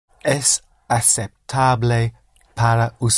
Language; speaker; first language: Spanish; non-native, learner; English